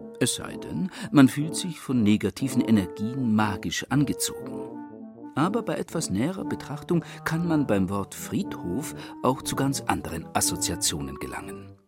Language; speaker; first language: German; native; German